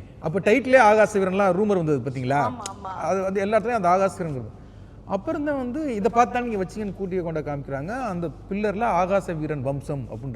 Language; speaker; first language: Tamil; native; Tamil